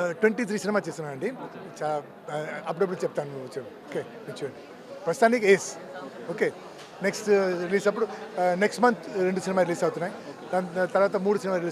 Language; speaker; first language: Telugu; non-native, fluent; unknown